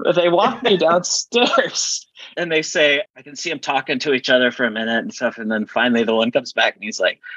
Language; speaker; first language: English; native; English